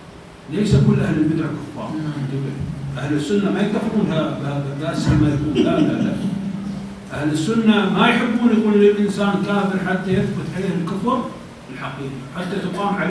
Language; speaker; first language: Arabic; native; Arabic